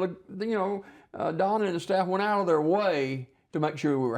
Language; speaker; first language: English; native; English